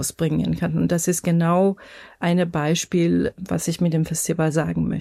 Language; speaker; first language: German; non-native, fluent; Persian